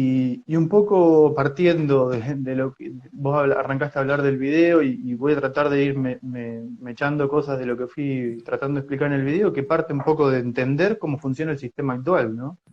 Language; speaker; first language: Spanish; native; Spanish